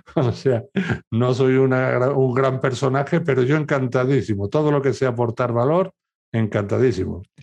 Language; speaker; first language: Spanish; native; Spanish